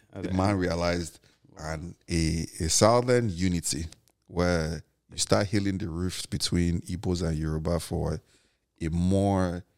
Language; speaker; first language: English; non-native, local second language; Igbo